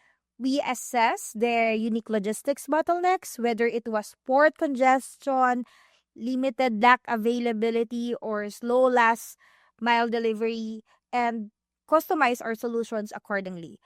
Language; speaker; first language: English; non-native, local second language; Filipino